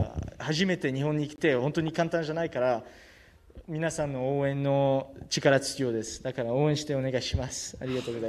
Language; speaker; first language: Japanese; non-native, learner; French